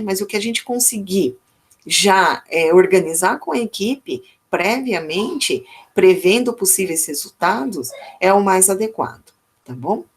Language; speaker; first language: Portuguese; native; Portuguese